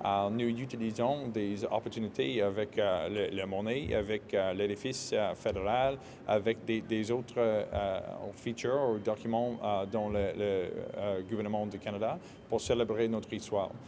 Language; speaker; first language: French; non-native, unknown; English